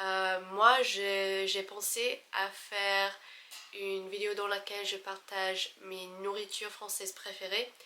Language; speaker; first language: French; non-native, fluent; English